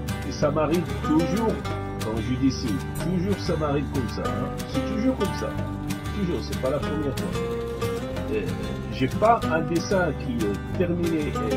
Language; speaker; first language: French; non-native, local second language; Arabic